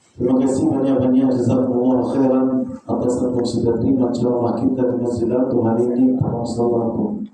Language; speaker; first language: Malay; non-native, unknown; Arabic